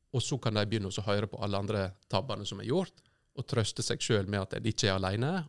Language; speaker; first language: Norwegian; native; Norwegian